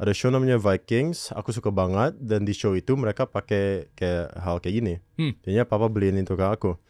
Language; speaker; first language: Indonesian; non-native, local second language; English